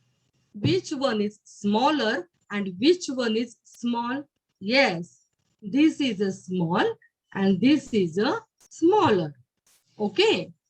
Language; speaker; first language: English; non-native, learner; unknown